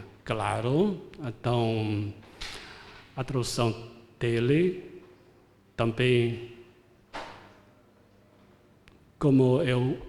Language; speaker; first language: Portuguese; non-native, fluent; Chinese